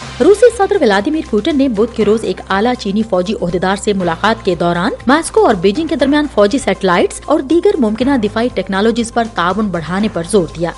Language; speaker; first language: Urdu; native; Urdu